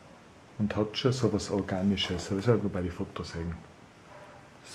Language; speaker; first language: German; native; German